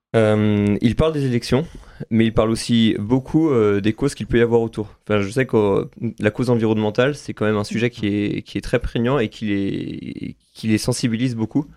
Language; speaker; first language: French; native; French